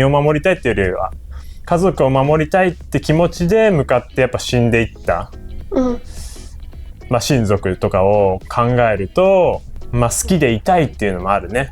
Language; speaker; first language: Japanese; native; Japanese